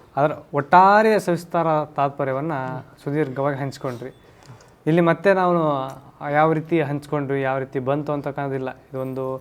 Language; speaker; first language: Kannada; native; Kannada